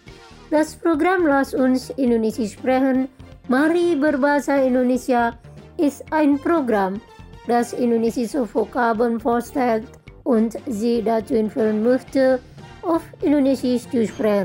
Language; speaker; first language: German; non-native, fluent; Indonesian